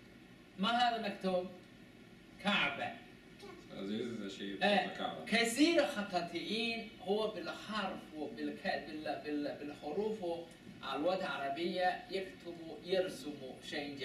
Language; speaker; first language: Arabic; non-native, learner; Chinese